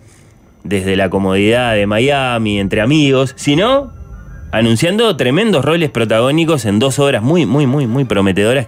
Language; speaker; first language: Spanish; native; Spanish